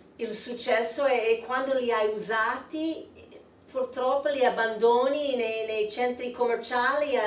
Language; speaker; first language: Italian; non-native, fluent; English